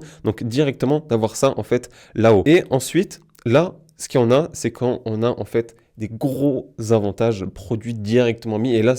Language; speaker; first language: French; native; French